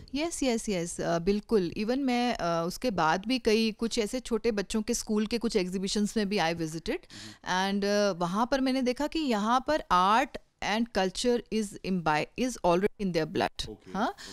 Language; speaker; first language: Hindi; native; Hindi